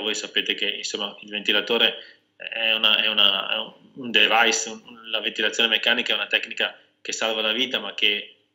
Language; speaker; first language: Italian; native; Italian